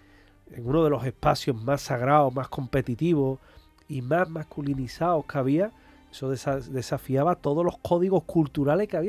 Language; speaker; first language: Spanish; native; Spanish